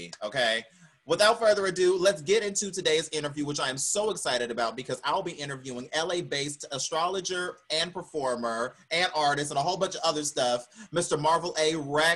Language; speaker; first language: English; native; English